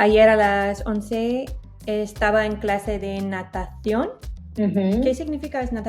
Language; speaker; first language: Spanish; non-native, learner; English